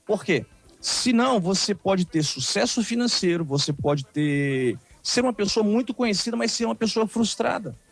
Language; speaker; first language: Portuguese; native; Portuguese